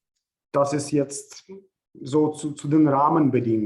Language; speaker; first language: German; non-native, fluent; Ukrainian